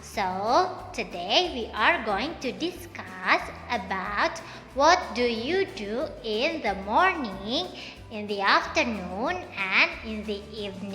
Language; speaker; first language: English; non-native, fluent; Indonesian